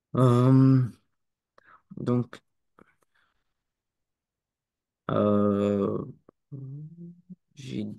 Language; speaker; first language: French; non-native, learner; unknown